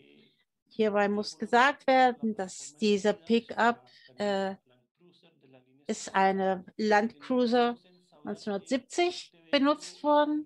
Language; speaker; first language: German; early bilingual, heritage; German